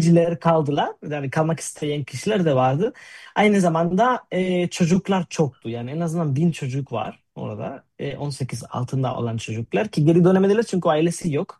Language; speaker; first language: Turkish; non-native, fluent; Spanish